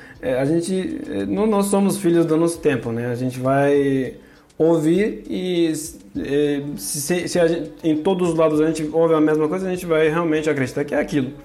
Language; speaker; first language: Portuguese; non-native, fluent; Kurdish